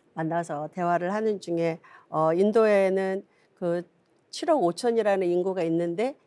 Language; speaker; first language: Korean; native; Korean